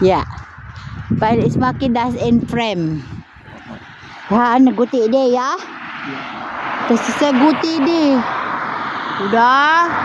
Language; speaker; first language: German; non-native, learner; Cebuano